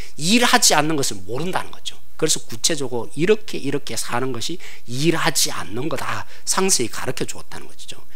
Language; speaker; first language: Korean; native; Korean